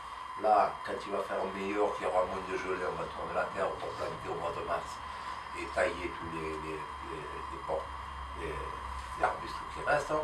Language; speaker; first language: French; native; French